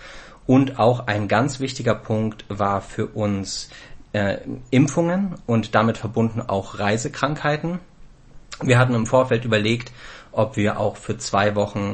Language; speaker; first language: German; native; German